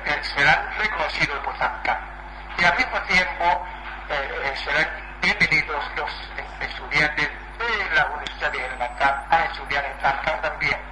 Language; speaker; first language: Spanish; non-native, fluent; Chinese